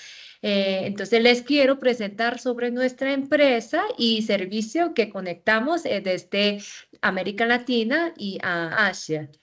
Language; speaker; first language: Spanish; non-native, fluent; Korean